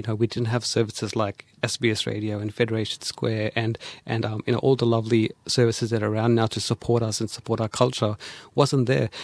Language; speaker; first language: English; early bilingual, other home language; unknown